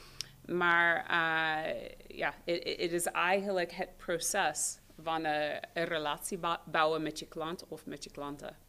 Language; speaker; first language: Dutch; non-native, fluent; English